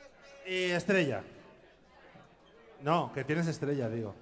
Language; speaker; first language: Spanish; native; Spanish